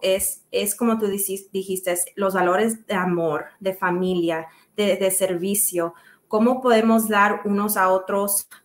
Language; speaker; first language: Spanish; early bilingual, other home language; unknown